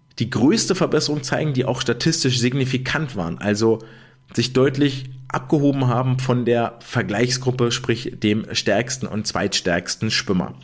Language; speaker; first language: German; native; German